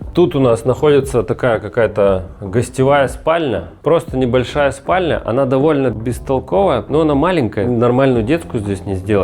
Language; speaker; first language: Russian; native; Russian